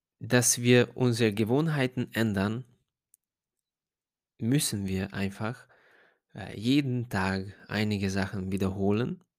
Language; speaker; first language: German; non-native, fluent; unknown